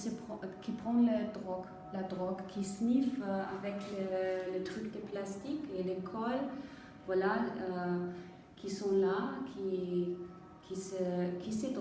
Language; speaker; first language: French; non-native, fluent; German